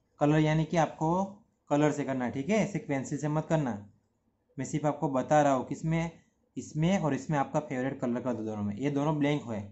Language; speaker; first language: Hindi; non-native, local second language; Gujarati